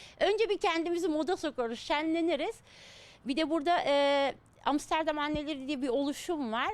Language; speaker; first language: Turkish; early bilingual, heritage; Turkish